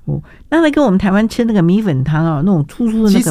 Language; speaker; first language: Chinese; native; Chinese